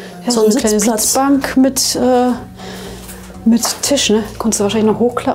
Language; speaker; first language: German; native; German